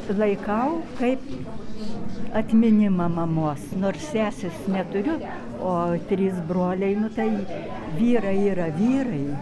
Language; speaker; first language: Lithuanian; native; Lithuanian